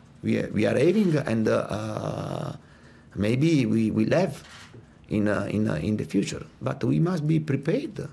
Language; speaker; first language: English; non-native, fluent; Italian